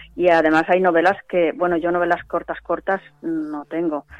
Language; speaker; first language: Spanish; native; Spanish